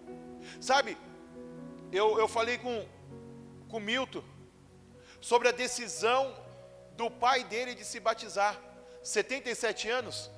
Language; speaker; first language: Portuguese; native; Portuguese